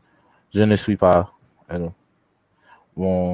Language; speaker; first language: French; non-native, learner; English